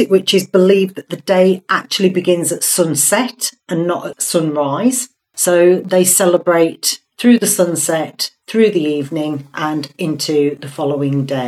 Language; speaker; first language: English; native; English